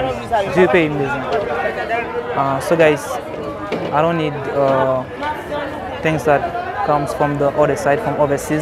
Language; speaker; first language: English; non-native, fluent; Haitian Creole